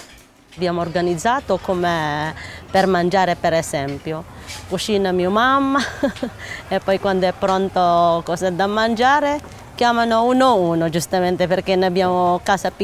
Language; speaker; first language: Italian; non-native, learner; Filipino